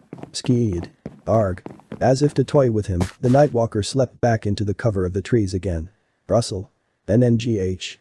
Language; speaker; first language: English; native; English